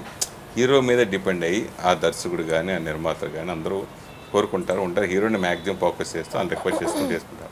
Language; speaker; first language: Telugu; native; Telugu